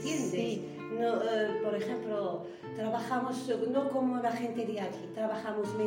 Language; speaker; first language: Spanish; non-native, learner; Arabic